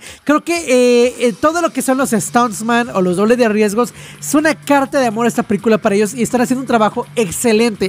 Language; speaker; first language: Spanish; native; Spanish